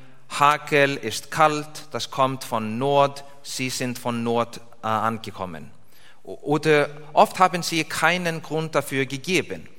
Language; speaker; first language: German; non-native, learner; Icelandic